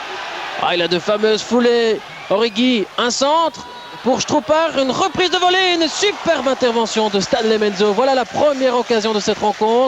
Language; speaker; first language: French; native; French